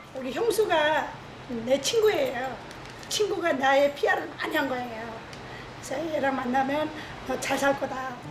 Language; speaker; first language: Korean; non-native, fluent; Nepali